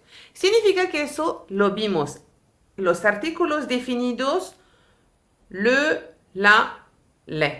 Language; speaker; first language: Spanish; non-native, fluent; French